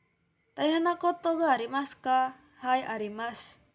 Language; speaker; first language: Japanese; non-native, learner; Indonesian